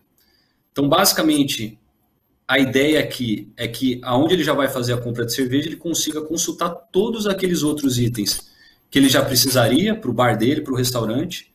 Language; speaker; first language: Portuguese; native; Portuguese